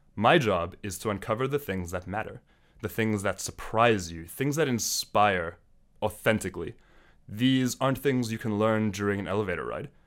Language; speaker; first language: English; native; English